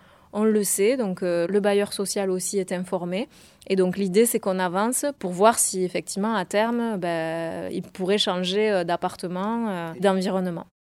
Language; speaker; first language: French; native; French